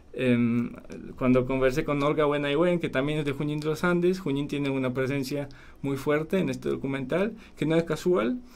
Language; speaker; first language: Spanish; non-native, fluent; Polish